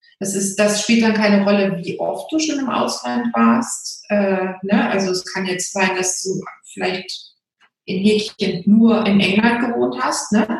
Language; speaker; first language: German; native; German